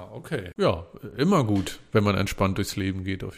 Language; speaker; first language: German; native; German